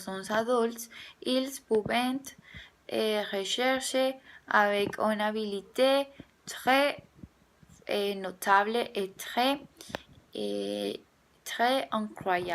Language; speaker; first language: French; non-native, learner; Spanish